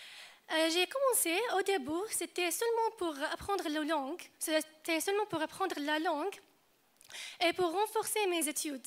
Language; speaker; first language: French; non-native, fluent; Arabic